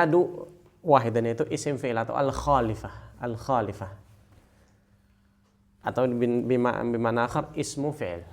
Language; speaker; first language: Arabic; non-native, fluent; Indonesian